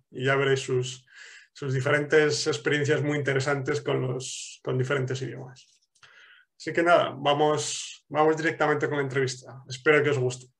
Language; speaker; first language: Spanish; native; Spanish